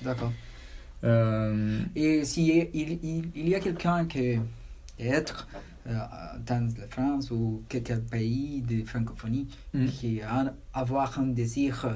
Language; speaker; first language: French; non-native, learner; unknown